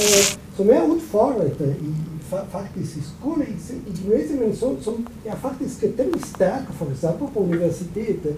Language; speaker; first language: Danish; non-native, fluent; Italian